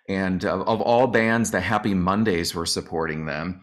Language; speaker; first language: English; native; English